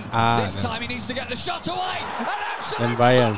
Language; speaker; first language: English; non-native, fluent; Albanian